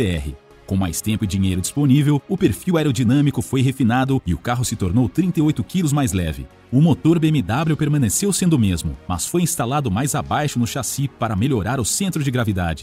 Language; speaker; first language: Portuguese; native; Portuguese